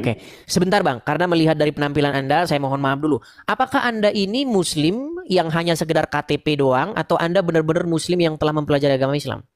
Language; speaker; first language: Indonesian; native; Indonesian